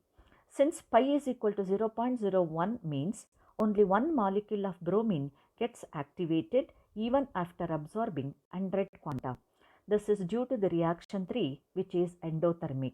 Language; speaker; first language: English; non-native, local second language; Kannada